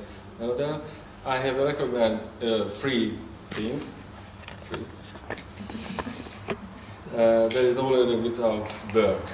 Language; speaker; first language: English; non-native, learner; Hungarian